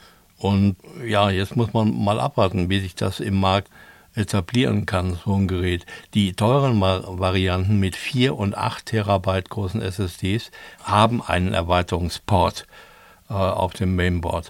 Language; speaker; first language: German; native; German